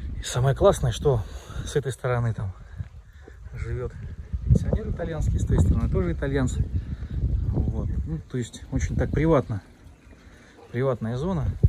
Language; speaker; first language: Russian; native; Russian